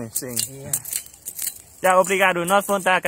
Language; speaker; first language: Portuguese; non-native, learner; Vietnamese